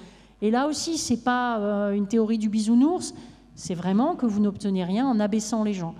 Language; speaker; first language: French; native; French